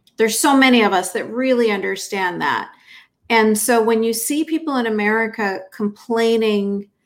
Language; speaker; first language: English; native; English